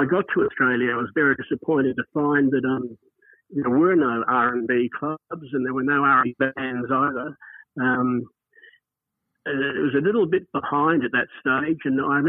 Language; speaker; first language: English; native; English